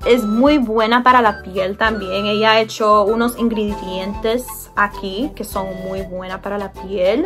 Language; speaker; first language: Spanish; early bilingual, heritage; Spanish